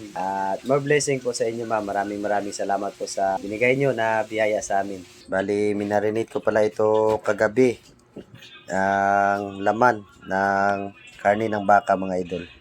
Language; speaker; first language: Filipino; non-native, local second language; Cebuano